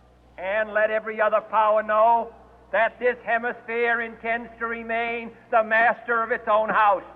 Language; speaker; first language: English; native; English